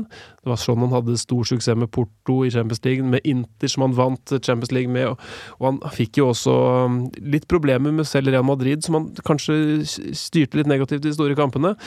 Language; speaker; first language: Norwegian; native; Norwegian